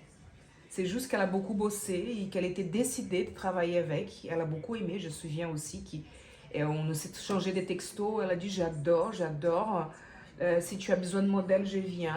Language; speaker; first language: French; non-native, fluent; Portuguese